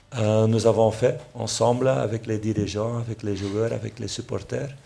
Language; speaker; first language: French; non-native, local second language; Dutch